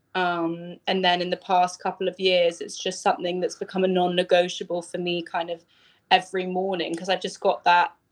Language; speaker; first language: English; native; English